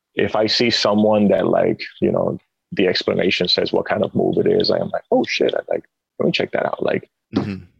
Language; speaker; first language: English; early bilingual, other home language; Spanish